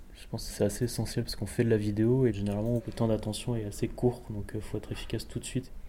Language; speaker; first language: French; native; French